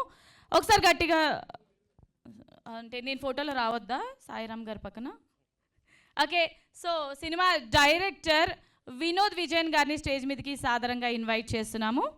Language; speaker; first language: Telugu; native; Telugu